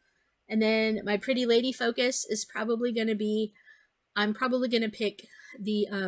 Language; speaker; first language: English; native; English